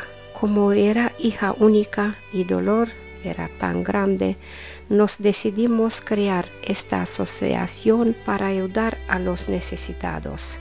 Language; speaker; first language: Spanish; non-native, learner; Romanian